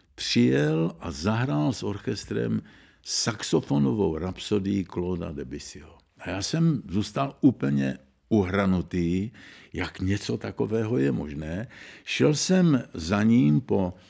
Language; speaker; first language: Czech; native; Czech